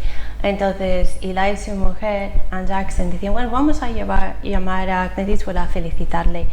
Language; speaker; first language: Spanish; non-native, fluent; English